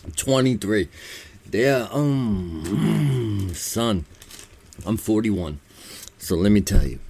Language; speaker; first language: English; native; English